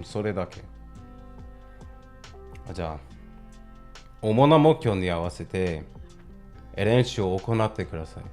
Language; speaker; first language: Japanese; non-native, learner; English